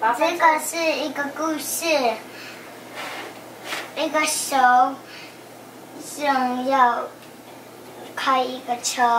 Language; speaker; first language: Chinese; early bilingual, heritage; Chinese